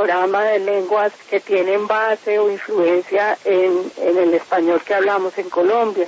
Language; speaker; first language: Spanish; native; Spanish